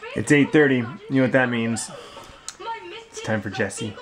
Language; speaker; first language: English; native; English